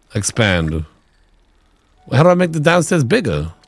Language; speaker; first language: English; native; English